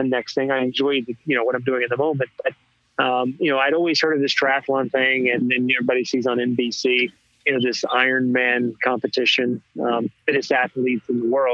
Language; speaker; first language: English; native; English